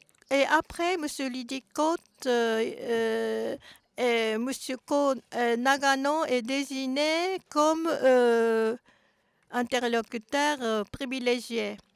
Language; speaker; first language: French; non-native, fluent; Japanese